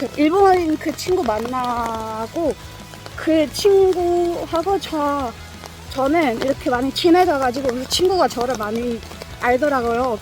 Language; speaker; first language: Korean; non-native, fluent; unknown